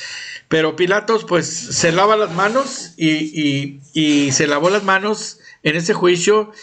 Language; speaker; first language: Spanish; native; Spanish